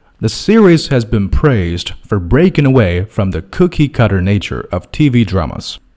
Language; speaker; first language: English; non-native, fluent; Chinese